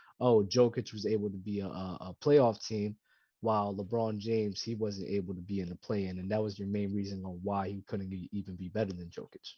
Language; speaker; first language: English; native; English